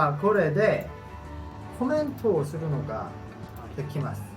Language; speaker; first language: Japanese; non-native, learner; Korean